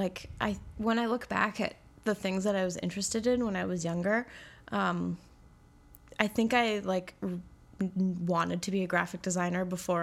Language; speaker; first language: English; native; English